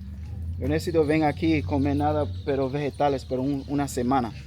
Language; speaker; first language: Spanish; non-native, learner; English